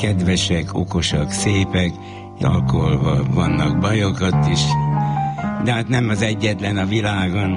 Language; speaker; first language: Hungarian; native; Hungarian